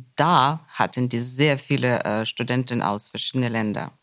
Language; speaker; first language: German; non-native, fluent; Ukrainian